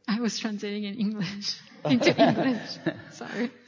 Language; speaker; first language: English; non-native, fluent; Italian